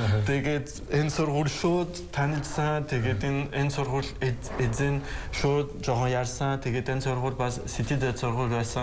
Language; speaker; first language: Mongolian; non-native, learner; French